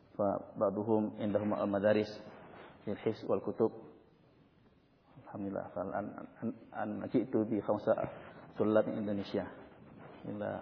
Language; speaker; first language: Arabic; non-native, learner; Indonesian